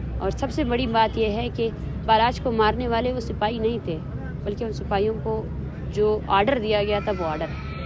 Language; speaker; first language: Urdu; non-native, local second language; Baluchi